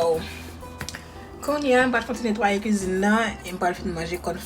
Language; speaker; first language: French; non-native, learner; Haitian Creole